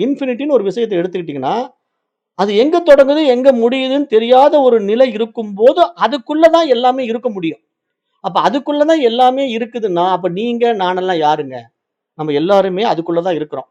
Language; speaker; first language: Tamil; native; Tamil